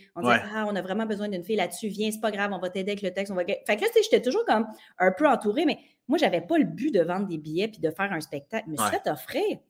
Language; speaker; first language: French; native; French